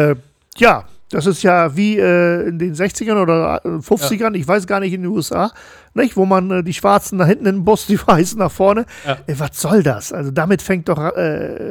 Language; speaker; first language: German; native; German